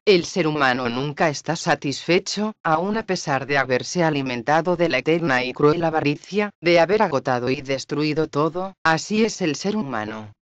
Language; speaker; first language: Spanish; native; Spanish